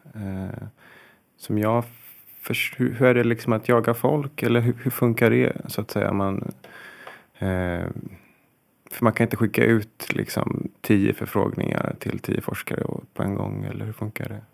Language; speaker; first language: Swedish; native; Swedish